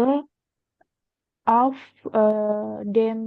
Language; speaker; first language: German; non-native, learner; Indonesian